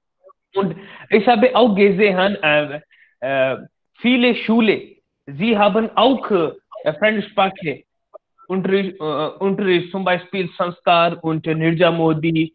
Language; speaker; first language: German; non-native, learner; Hindi